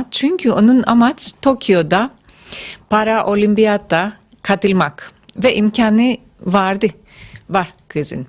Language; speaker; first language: Turkish; non-native, fluent; Greek